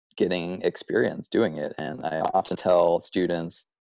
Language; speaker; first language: English; native; English